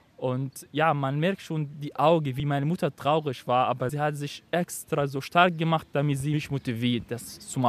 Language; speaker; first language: German; non-native, fluent; Arabic